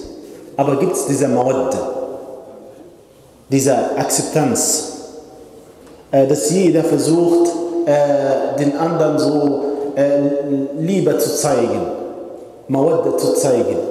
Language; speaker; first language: German; non-native, fluent; Arabic